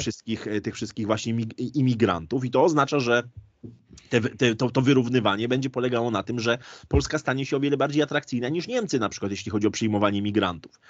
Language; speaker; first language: Polish; native; Polish